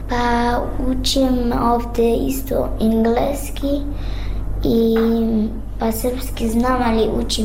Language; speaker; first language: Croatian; non-native, learner; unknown